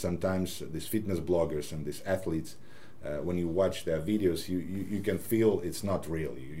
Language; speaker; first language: English; non-native, fluent; Ukrainian